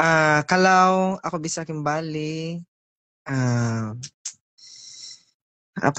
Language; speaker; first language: Indonesian; non-native, learner; Filipino